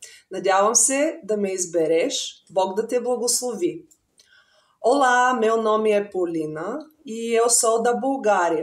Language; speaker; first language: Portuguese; non-native, fluent; Bulgarian